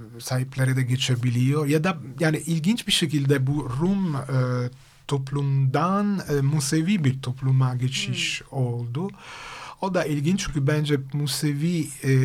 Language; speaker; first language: Turkish; non-native, fluent; Italian